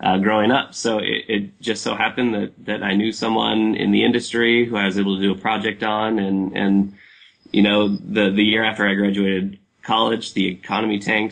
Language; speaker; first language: English; native; English